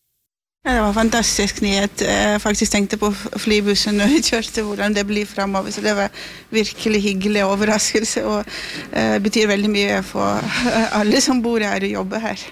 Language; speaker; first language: Norwegian; non-native, fluent; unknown